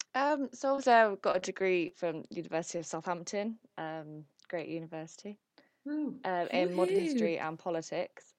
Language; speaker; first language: English; early bilingual, other home language; Italian